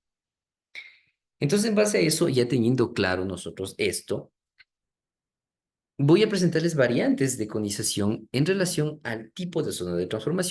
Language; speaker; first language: Spanish; native; Spanish